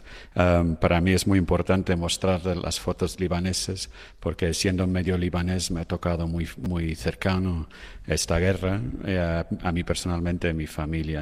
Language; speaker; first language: Spanish; non-native, fluent; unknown